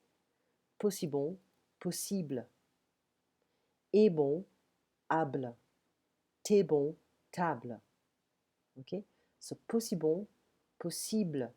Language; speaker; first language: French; non-native, fluent; English